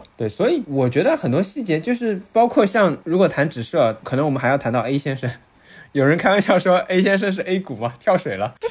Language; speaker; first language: Chinese; native; Chinese